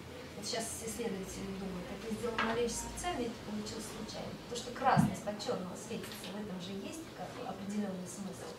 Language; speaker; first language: Russian; native; Russian